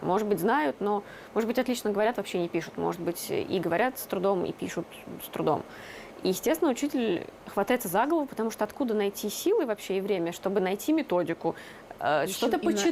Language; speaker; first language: Russian; native; Russian